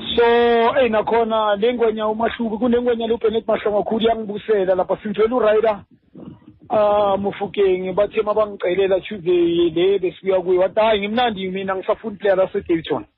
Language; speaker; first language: Zulu; native; Zulu